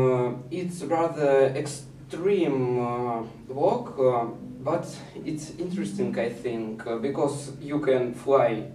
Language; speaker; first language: English; non-native, learner; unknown